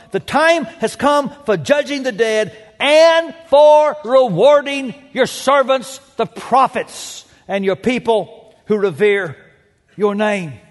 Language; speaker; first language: English; native; English